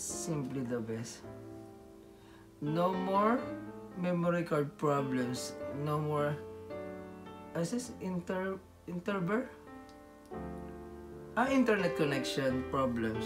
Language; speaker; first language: English; non-native, learner; Filipino